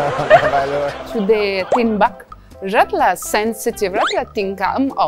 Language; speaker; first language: Vietnamese; non-native, learner; French